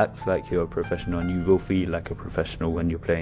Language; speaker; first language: English; native; English